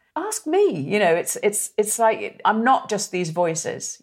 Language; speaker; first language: English; native; English